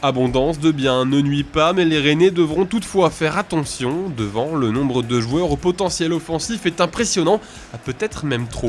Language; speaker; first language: French; native; French